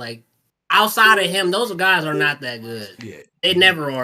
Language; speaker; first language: English; native; English